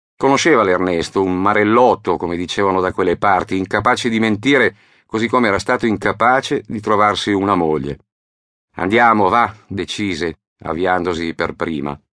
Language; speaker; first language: Italian; native; Italian